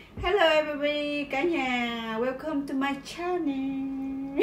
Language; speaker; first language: English; non-native, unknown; Vietnamese